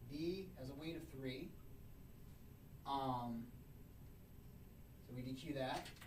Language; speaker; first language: English; native; English